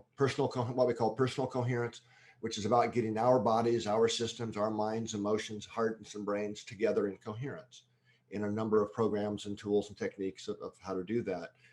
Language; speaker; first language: English; native; English